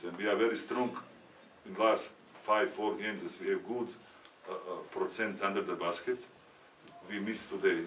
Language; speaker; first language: English; non-native, learner; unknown